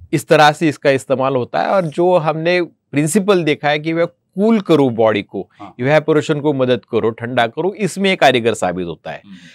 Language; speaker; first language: Hindi; non-native, local second language; Marathi